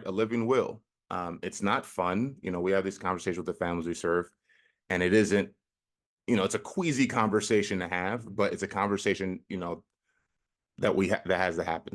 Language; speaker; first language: English; native; English